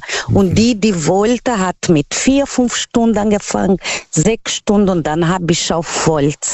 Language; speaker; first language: German; non-native, learner; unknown